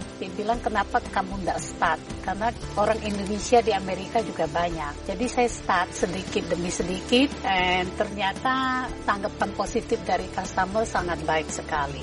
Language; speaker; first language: Indonesian; native; Indonesian